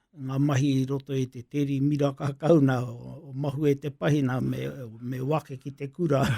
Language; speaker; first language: Māori; native; Māori